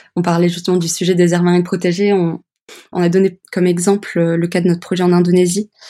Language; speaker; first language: French; early bilingual, other home language; English